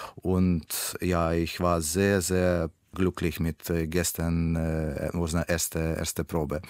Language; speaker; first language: German; non-native, learner; Russian